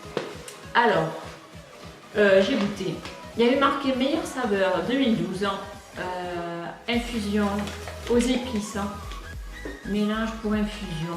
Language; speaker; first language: French; native; French